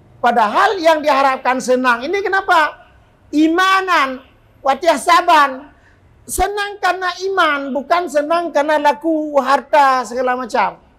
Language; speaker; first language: Malay; non-native, local second language; Achinese